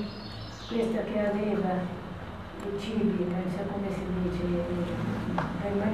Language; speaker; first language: Italian; non-native, learner; Albanian